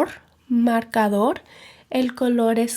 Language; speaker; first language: Spanish; non-native, learner; English